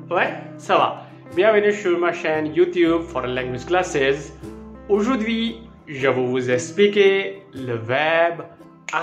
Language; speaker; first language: French; non-native, fluent; Hindi